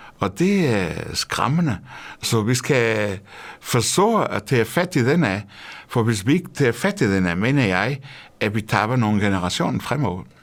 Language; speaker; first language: Danish; non-native, fluent; Portuguese